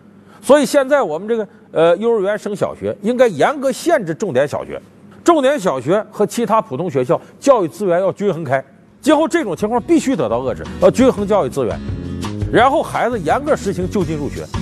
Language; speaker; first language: Chinese; native; Chinese